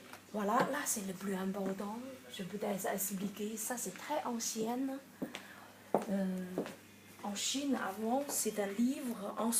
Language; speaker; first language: French; non-native, learner; Chinese